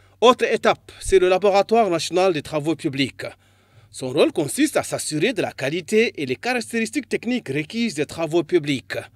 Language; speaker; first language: French; non-native, local second language; Arabic